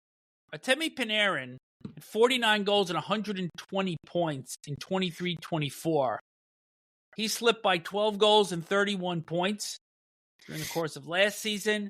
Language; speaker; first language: English; native; English